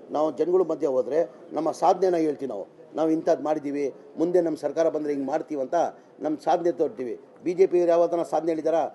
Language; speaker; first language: Kannada; non-native, local second language; Urdu